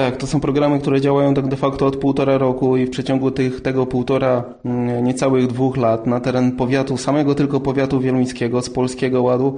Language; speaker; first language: Polish; native; Polish